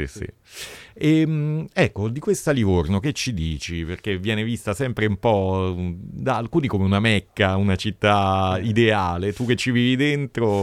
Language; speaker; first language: Italian; native; Italian